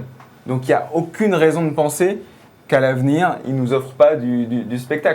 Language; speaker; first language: French; native; French